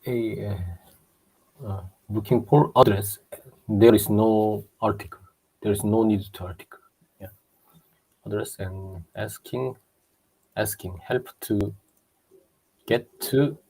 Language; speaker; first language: English; non-native, learner; Japanese